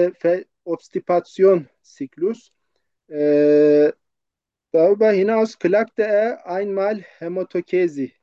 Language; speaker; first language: German; non-native, learner; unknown